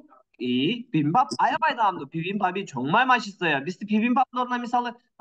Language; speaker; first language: Korean; non-native, learner; Kyrgyz